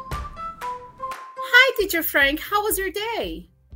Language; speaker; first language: English; non-native, fluent; Portuguese